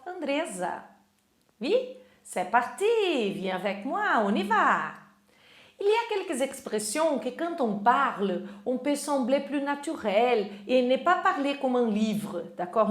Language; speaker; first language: French; non-native, fluent; Portuguese